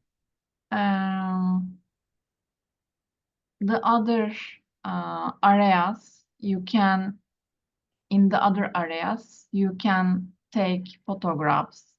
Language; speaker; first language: English; non-native, learner; Turkish